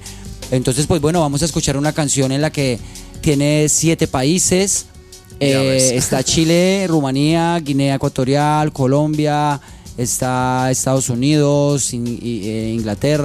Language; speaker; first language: Spanish; native; Spanish